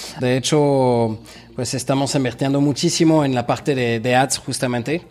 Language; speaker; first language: Spanish; non-native, fluent; French